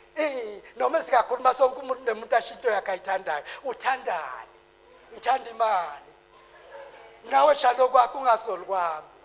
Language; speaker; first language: Zulu; native; Zulu